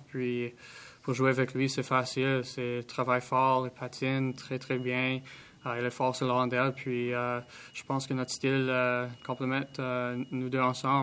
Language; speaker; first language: French; non-native, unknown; English